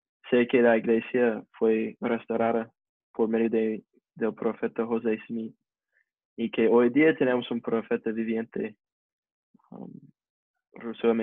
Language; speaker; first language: Spanish; non-native, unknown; English